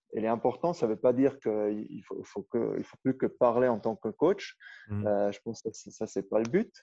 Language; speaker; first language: French; non-native, fluent; German